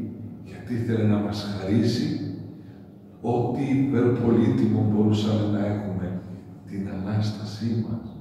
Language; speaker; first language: Greek; native; Greek